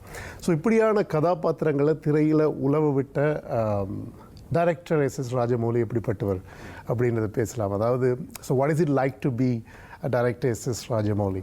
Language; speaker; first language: Tamil; native; Tamil